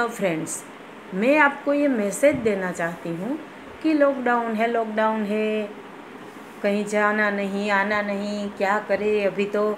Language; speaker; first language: Hindi; non-native, local second language; Gujarati